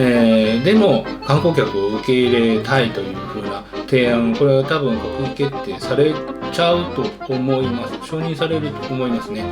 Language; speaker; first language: Japanese; native; Japanese